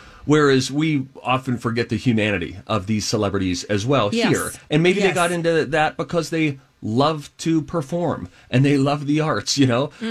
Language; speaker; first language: English; native; English